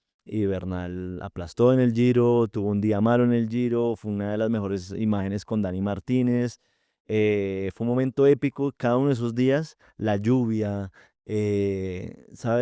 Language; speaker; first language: Spanish; native; Spanish